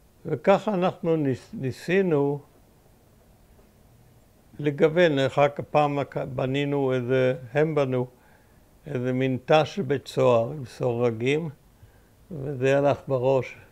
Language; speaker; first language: Hebrew; early bilingual, other home language; German